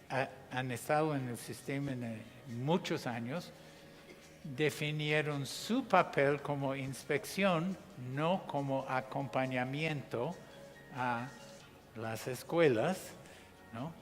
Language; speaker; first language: Spanish; non-native, fluent; English